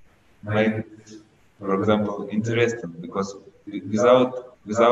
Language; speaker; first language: English; non-native, learner; Russian